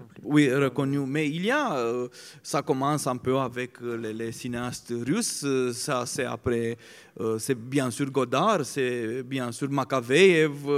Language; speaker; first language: French; non-native, fluent; Romanian